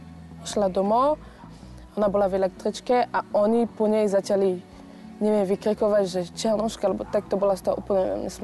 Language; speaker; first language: Slovak; non-native, fluent; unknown